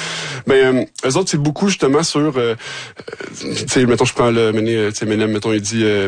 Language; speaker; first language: French; native; French